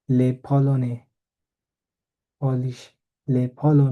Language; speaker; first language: French; non-native, learner; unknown